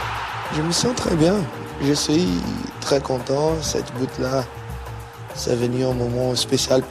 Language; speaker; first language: French; non-native, fluent; Portuguese